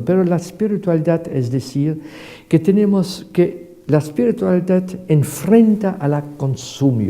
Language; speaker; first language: Spanish; non-native, fluent; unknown